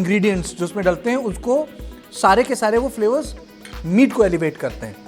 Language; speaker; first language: Hindi; native; Hindi